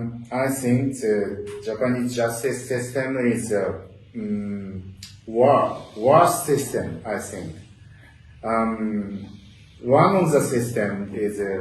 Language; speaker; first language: English; non-native, learner; Japanese